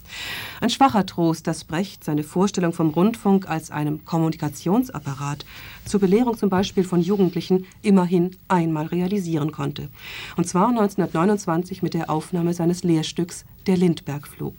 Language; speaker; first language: German; native; German